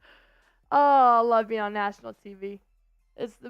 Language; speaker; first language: English; native; English